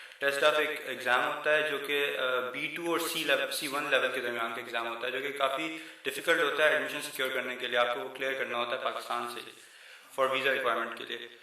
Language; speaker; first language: Urdu; native; Urdu